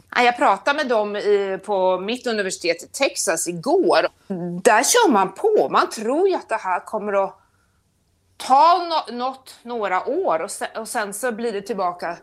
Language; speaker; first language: Swedish; native; Swedish